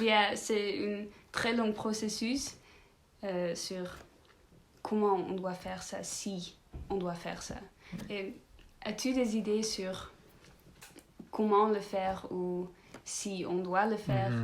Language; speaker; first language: French; non-native, learner; Dutch